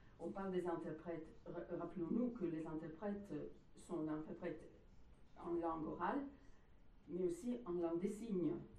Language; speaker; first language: French; non-native, fluent; Italian